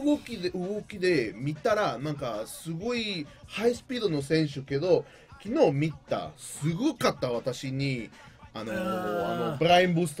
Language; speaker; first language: Japanese; non-native, learner; Spanish